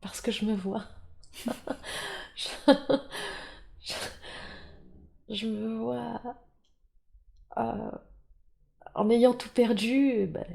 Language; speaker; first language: French; native; French